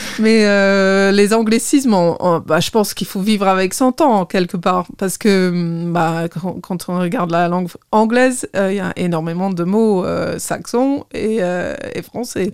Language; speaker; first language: French; non-native, fluent; English